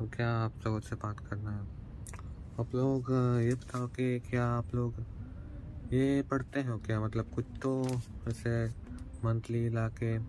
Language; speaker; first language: Hindi; non-native, local second language; Kannada